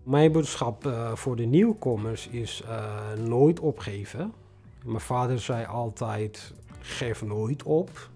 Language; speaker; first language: Dutch; non-native, fluent; Tigrinya